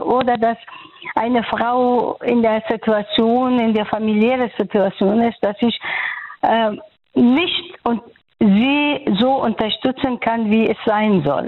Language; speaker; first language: German; non-native, fluent; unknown